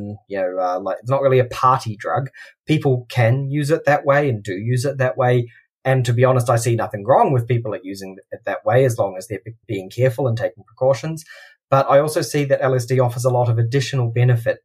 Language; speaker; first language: English; native; English